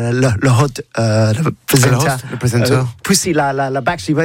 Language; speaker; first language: French; non-native, learner; English